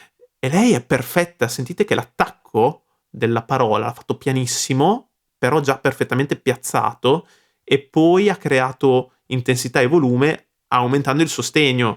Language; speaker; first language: Italian; native; Italian